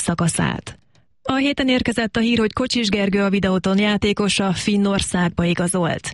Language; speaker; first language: Hungarian; native; Hungarian